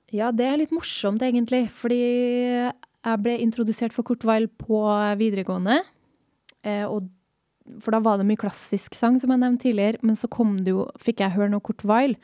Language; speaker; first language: Norwegian; native; Norwegian